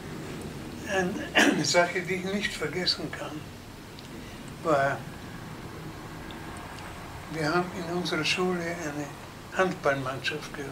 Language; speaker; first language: German; native; German